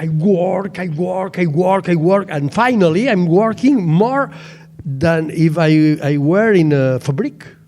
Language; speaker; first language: English; non-native, learner; Catalan